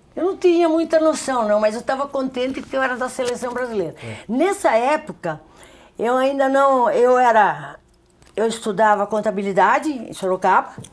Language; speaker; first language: Portuguese; early bilingual, other home language; Spanish